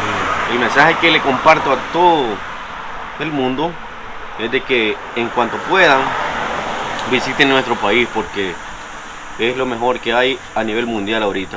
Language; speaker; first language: Spanish; native; Spanish